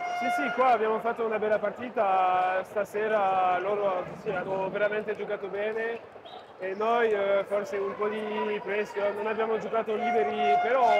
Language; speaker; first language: Italian; non-native, fluent; French